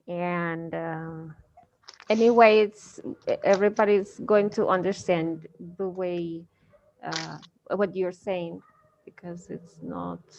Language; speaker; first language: English; non-native, fluent; Spanish